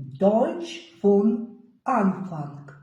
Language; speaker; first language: German; non-native, learner; Ukrainian